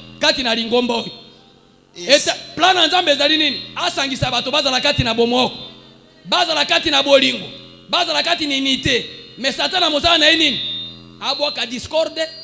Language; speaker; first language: Lingala; native; Lingala